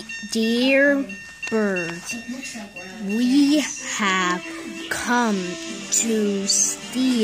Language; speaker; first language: English; native; English